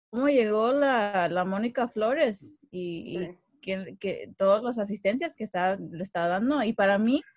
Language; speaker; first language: Spanish; early bilingual, heritage; Spanish